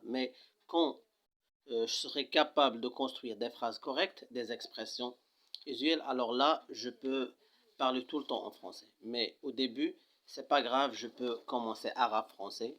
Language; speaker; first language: French; non-native, local second language; Arabic